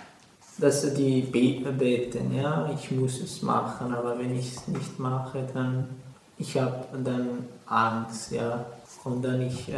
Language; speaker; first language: German; non-native, learner; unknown